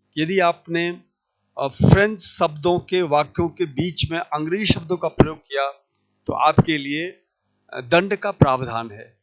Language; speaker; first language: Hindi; native; Hindi